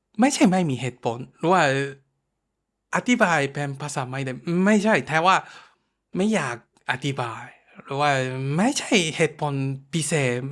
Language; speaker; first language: Thai; non-native, fluent; Japanese